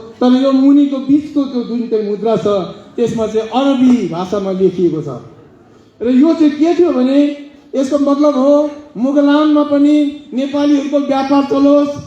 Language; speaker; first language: Nepali; native; Nepali